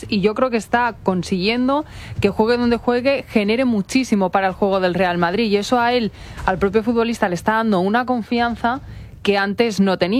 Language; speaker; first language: Spanish; native; Spanish